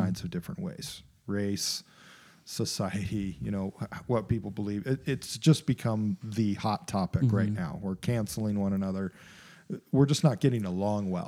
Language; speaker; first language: English; native; English